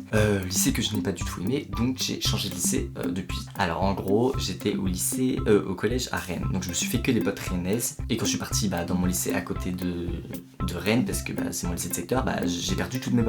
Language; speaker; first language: French; native; French